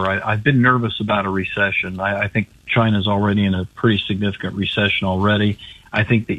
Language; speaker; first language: English; native; English